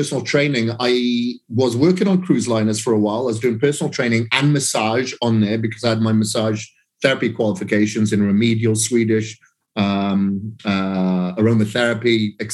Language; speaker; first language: English; native; English